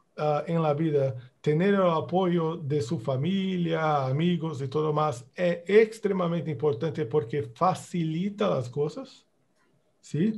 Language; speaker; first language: Spanish; non-native, fluent; Portuguese